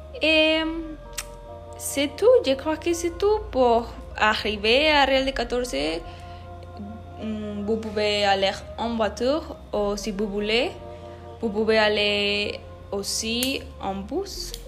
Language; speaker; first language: French; non-native, learner; Spanish